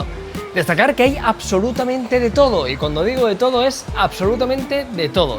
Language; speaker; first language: Spanish; native; Spanish